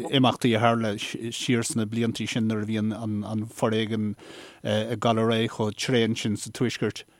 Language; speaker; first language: Irish; native; Irish